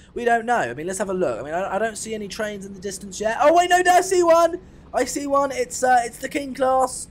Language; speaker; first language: English; native; English